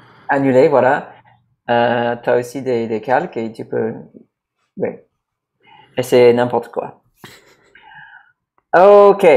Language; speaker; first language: French; non-native, learner; English